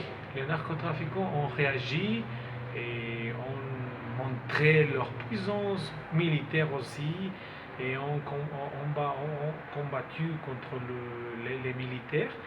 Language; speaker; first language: French; non-native, fluent; Spanish